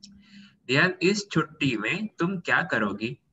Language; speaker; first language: Hindi; non-native, fluent; Indonesian